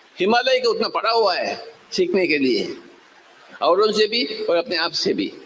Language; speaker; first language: Hindi; non-native, local second language; Telugu